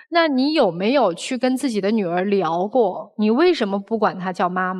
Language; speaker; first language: Chinese; native; Chinese